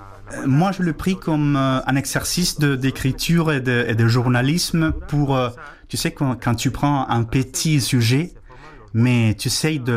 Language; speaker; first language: French; non-native, fluent; Spanish